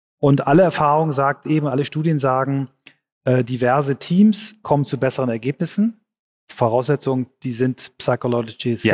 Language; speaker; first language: German; native; German